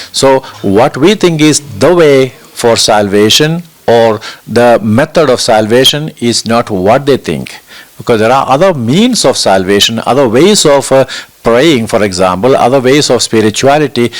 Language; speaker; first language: English; non-native, local second language; Malayalam